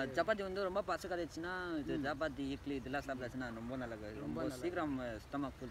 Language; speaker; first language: Tamil; non-native, learner; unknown